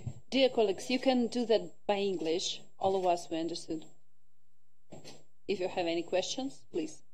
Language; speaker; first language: English; non-native, learner; Ukrainian